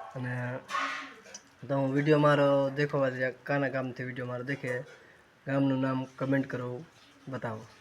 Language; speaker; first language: Gujarati; non-native, local second language; Bhili